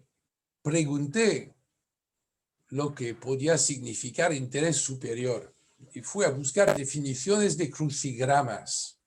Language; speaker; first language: Spanish; non-native, fluent; French